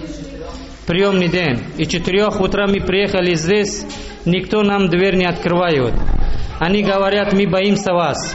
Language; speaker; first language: Russian; early bilingual, other home language; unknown